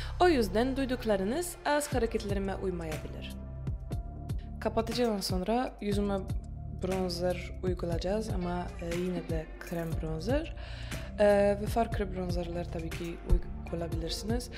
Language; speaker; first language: Turkish; non-native, fluent; Russian